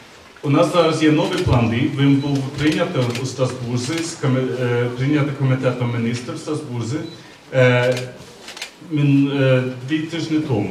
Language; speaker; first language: Ukrainian; non-native, fluent; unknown